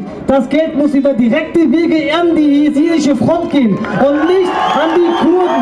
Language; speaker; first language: German; early bilingual, other home language; Kurdish